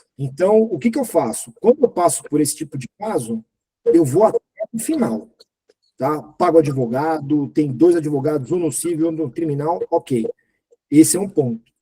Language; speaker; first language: Portuguese; native; Portuguese